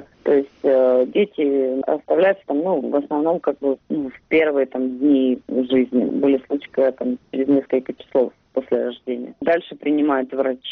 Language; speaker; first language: Russian; native; Russian